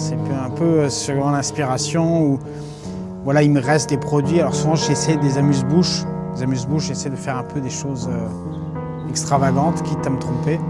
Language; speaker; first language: French; native; French